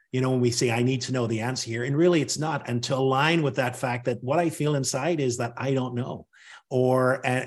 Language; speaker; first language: English; native; English